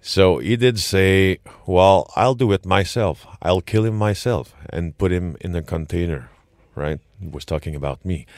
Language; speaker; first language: English; non-native, fluent; French